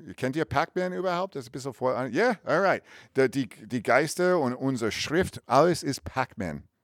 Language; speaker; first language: German; non-native, learner; English